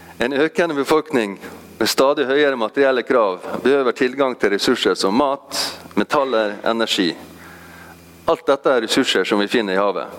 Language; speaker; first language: Norwegian; native; Norwegian